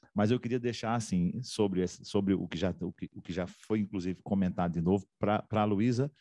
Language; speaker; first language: Portuguese; native; Portuguese